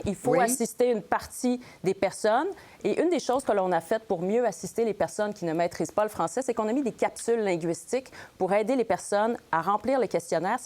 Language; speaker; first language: French; native; French